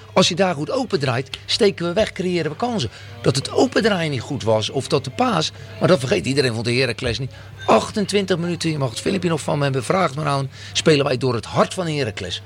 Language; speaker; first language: Dutch; native; Dutch